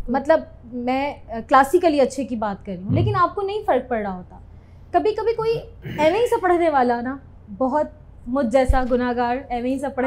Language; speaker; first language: Urdu; native; Urdu